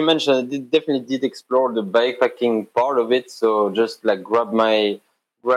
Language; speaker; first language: English; non-native, fluent; French